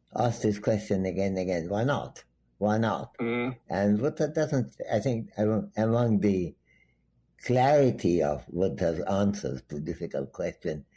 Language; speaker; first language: English; non-native, local second language; Bangla